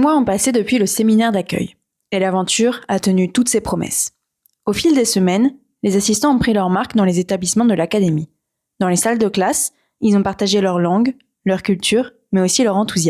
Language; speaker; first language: French; native; French